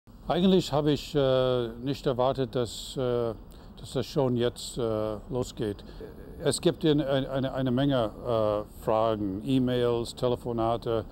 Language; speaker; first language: German; non-native, fluent; English